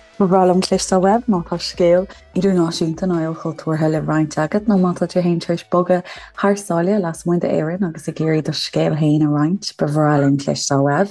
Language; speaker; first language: Irish; native; Irish